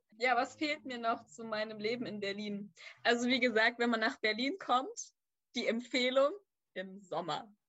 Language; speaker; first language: German; native; German